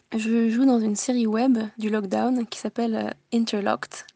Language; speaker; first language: French; early bilingual, heritage; Japanese